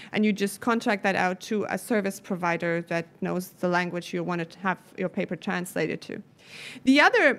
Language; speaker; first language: English; non-native, fluent; German